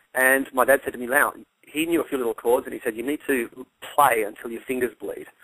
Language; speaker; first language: English; native; English